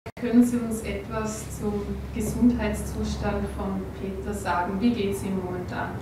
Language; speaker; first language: German; native; German